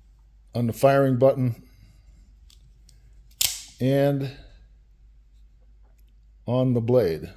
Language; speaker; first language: English; native; English